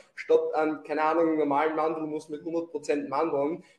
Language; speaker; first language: German; native; German